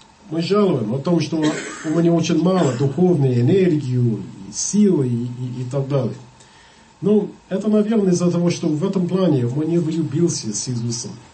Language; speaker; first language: Russian; non-native, fluent; English